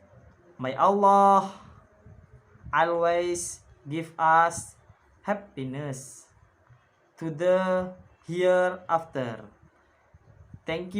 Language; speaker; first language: English; non-native, learner; Indonesian